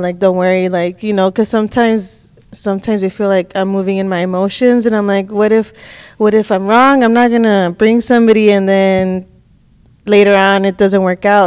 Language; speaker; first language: English; early bilingual, other home language; Spanish